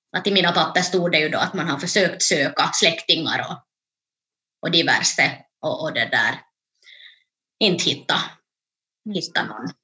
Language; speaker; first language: Swedish; native; Swedish